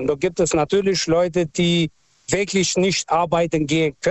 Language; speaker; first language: German; non-native, local second language; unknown